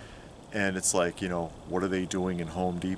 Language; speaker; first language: English; native; English